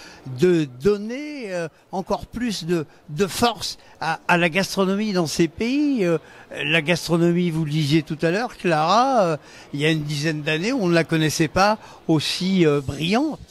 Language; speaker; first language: French; native; French